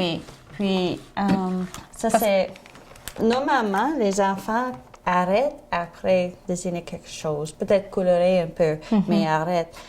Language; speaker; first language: French; non-native, learner; English